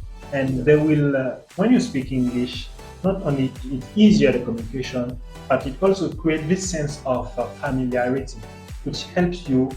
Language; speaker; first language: English; non-native, fluent; French